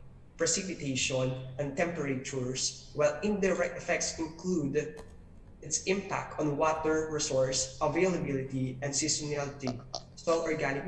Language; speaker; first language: English; non-native, fluent; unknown